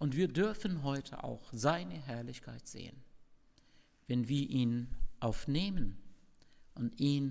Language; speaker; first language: German; non-native, fluent; Arabic